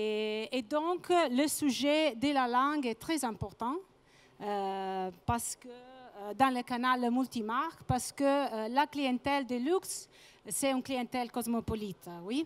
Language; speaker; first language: French; non-native, fluent; Italian